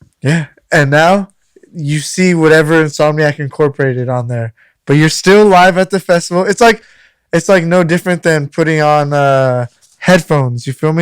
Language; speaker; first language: English; native; English